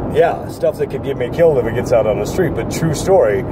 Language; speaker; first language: English; native; English